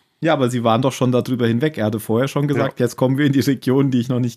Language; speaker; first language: German; native; German